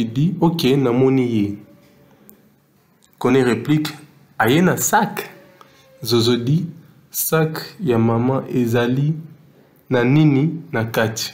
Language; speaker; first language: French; non-native, local second language; Lingala